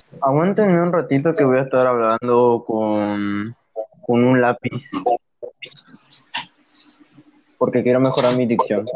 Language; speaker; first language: Spanish; native; Spanish